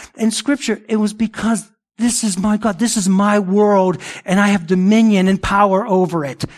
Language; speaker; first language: English; early bilingual, other home language; Italian